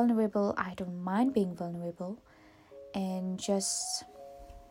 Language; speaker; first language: English; non-native, fluent; Morisyen